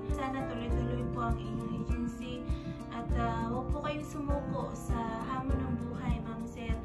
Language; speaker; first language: Filipino; non-native, local second language; Cebuano